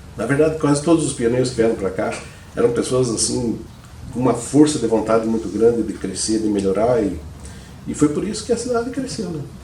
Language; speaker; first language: Portuguese; native; Portuguese